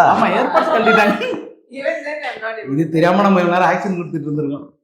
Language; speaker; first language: Tamil; native; Tamil